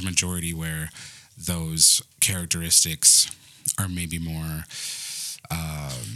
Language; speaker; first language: English; early bilingual, other home language; Spanish